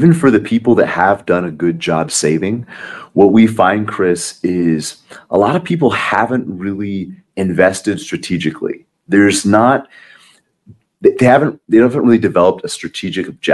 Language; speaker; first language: English; native; English